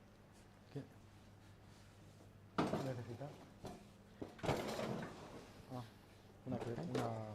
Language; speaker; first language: Spanish; native; Spanish